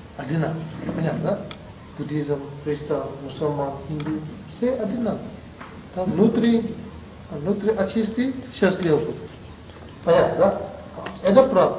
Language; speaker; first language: Russian; non-native, learner; Tibetan